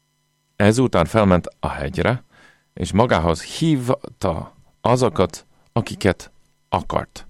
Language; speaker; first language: Hungarian; non-native, fluent; English